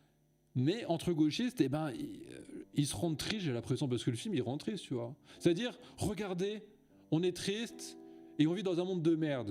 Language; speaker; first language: French; native; French